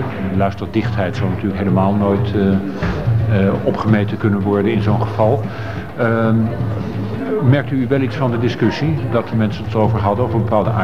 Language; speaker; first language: Dutch; native; Dutch